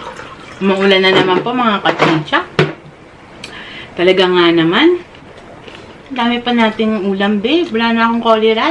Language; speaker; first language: Filipino; native; Filipino